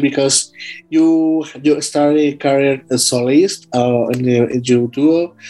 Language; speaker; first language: English; non-native, learner; Spanish